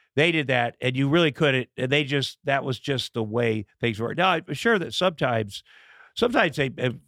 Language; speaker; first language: English; native; English